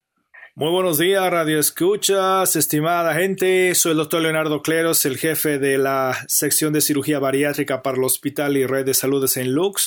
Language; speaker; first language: Spanish; native; Spanish